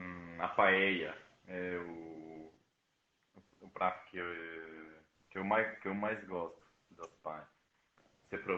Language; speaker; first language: Portuguese; non-native, fluent; Spanish